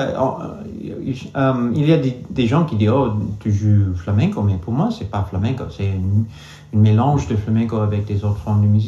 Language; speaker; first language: French; non-native, learner; English